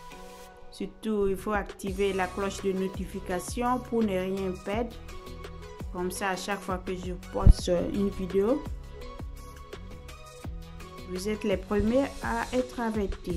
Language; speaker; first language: French; non-native, fluent; Italian